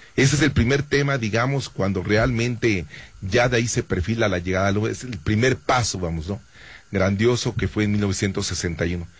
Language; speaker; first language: Spanish; native; Spanish